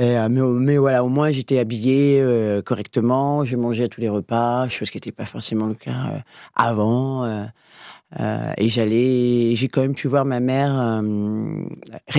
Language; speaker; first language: French; native; French